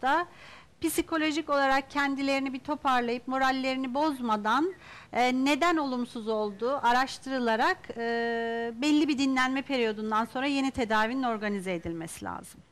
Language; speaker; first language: Turkish; native; Turkish